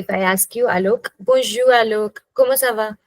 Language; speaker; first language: French; non-native, fluent; English